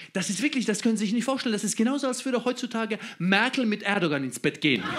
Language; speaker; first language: German; non-native, fluent; Croatian